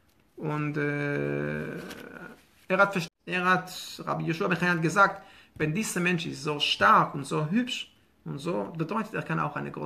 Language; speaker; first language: German; non-native, fluent; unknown